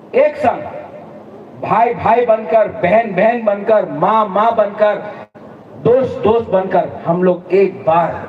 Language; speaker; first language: Hindi; non-native, local second language; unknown